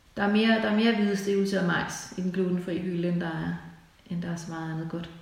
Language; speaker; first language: Danish; native; Danish